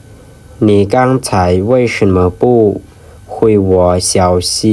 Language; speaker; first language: Chinese; non-native, fluent; Lao